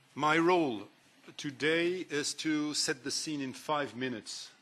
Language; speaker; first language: English; non-native, fluent; French